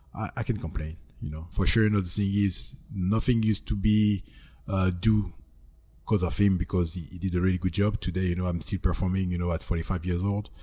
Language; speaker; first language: English; non-native, fluent; French